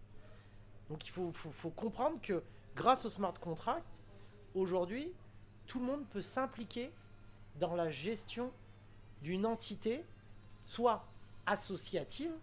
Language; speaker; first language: French; native; French